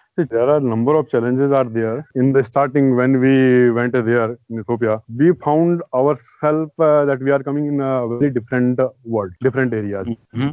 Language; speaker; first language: English; non-native, local second language; Hindi